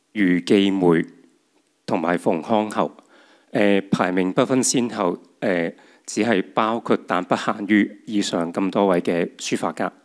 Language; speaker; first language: Cantonese; native; Cantonese